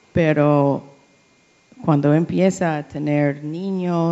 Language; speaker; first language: Spanish; non-native, learner; English